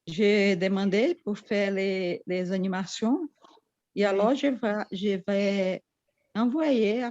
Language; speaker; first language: French; non-native, learner; Portuguese